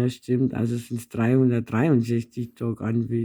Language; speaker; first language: German; native; German